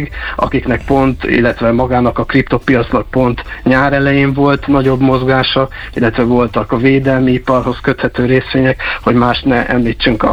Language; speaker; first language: Hungarian; native; Hungarian